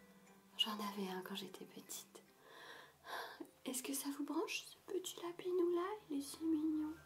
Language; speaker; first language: French; native; French